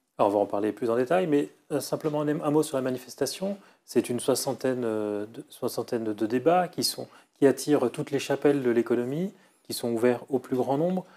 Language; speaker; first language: French; native; French